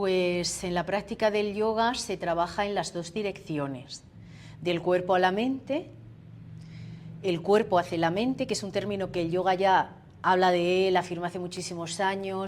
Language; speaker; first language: Spanish; native; Spanish